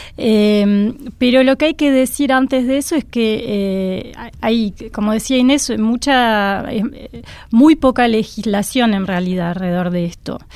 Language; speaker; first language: Spanish; non-native, fluent; French